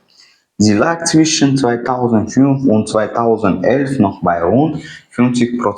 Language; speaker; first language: German; non-native, fluent; Uzbek